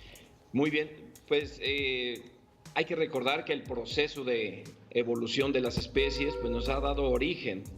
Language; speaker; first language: Spanish; native; Spanish